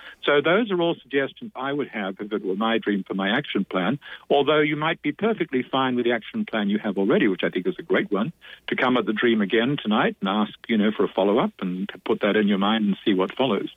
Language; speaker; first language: English; native; English